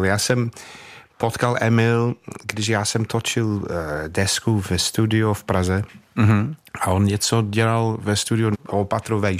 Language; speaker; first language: Czech; non-native, fluent; English